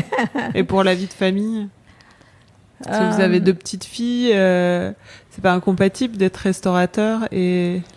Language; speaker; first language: French; native; French